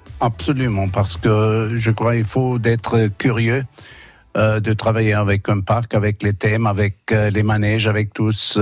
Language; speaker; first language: French; non-native, fluent; German